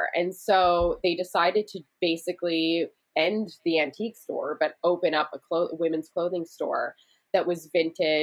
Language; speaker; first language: English; native; English